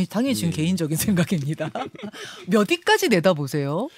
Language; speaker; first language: Korean; native; Korean